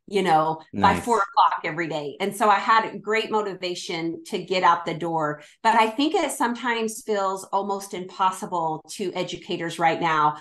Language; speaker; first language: English; native; English